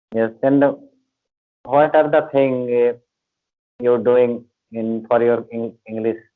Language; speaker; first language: English; non-native, learner; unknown